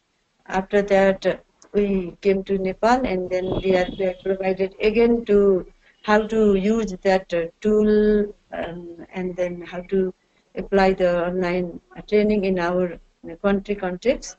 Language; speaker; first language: English; non-native, learner; Nepali